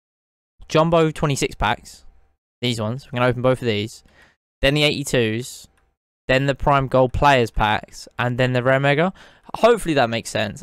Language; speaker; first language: English; native; English